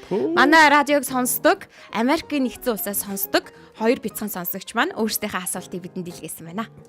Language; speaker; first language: Mongolian; native; Mongolian